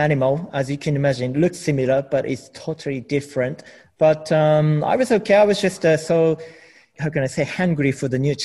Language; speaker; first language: English; non-native, fluent; Japanese